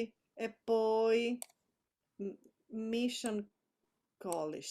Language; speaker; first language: Italian; non-native, fluent; Spanish